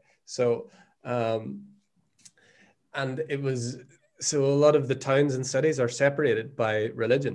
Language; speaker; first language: English; native; English